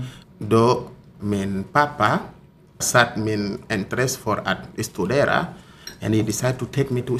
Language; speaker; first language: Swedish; non-native, learner; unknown